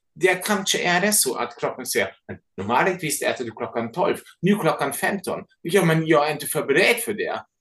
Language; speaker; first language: Swedish; non-native, fluent; German